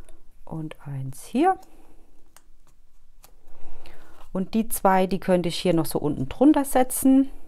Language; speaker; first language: German; native; German